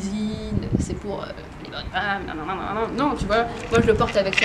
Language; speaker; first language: French; native; French